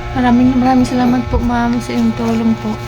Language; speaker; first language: Filipino; non-native, local second language; Waray